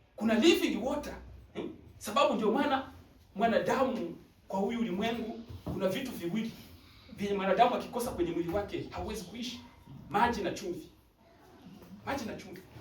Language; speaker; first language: Swahili; native; Swahili